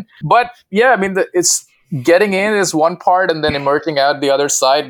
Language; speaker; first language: English; non-native, local second language; Hindi